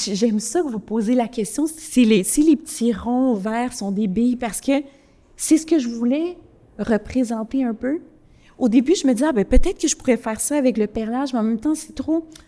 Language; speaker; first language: French; early bilingual, other home language; Spanish